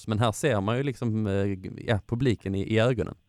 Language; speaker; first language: Swedish; native; Swedish